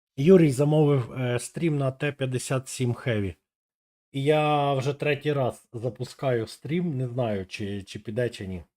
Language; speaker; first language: Ukrainian; non-native, local second language; Russian